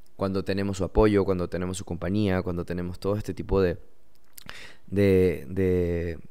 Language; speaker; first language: Spanish; native; Spanish